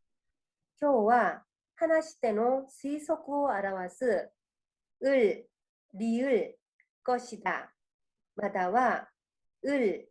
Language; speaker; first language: Japanese; non-native, fluent; Korean